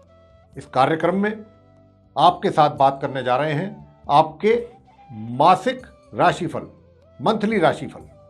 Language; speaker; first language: Hindi; native; Hindi